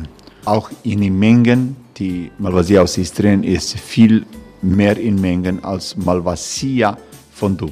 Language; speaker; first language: German; non-native, learner; Croatian